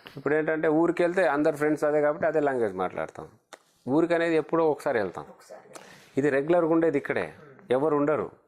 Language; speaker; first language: Telugu; non-native, local second language; Lambadi